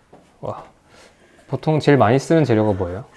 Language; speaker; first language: Korean; native; Korean